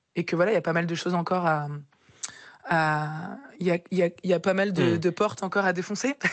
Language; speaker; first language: French; native; French